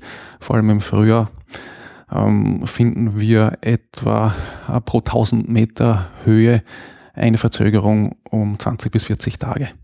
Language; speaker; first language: German; native; German